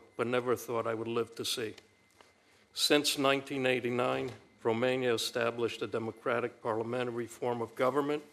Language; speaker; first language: English; early bilingual, other home language; Romanian